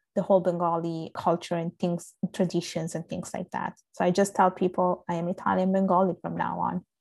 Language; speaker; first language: English; non-native, fluent; Italian